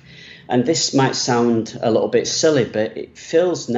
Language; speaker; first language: English; native; English